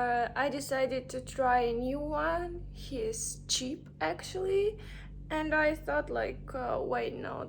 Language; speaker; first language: English; non-native, learner; Russian